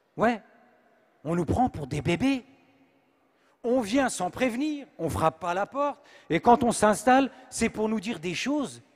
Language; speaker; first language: French; native; French